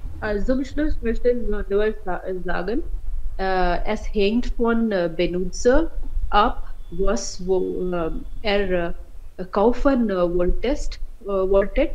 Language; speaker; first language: German; non-native, learner; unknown